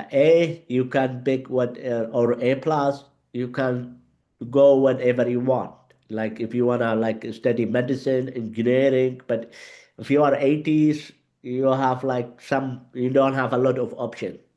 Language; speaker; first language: English; non-native, learner; Arabic